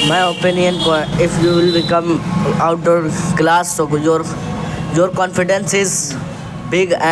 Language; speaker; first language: English; non-native, learner; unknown